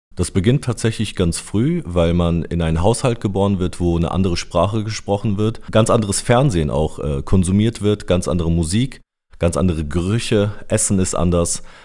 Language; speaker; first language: German; early bilingual, other home language; Turkish